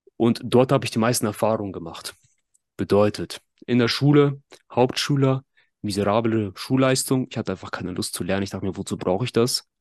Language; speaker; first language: German; early bilingual, other home language; Russian